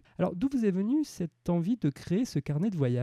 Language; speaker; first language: French; native; French